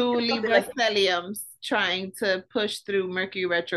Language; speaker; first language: English; native; English